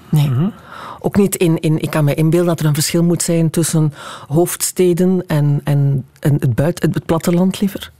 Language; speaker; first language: Dutch; native; Dutch